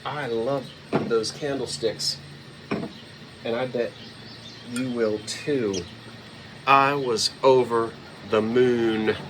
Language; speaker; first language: English; native; English